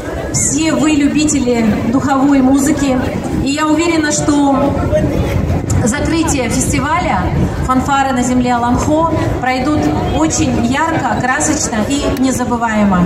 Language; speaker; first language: Russian; native; Russian